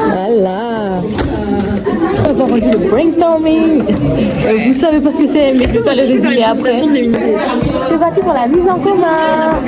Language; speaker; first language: French; native; French